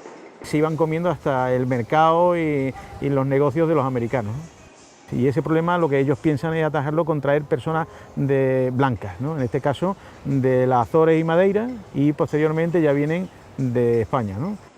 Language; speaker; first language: Spanish; native; Spanish